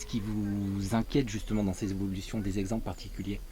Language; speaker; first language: French; native; French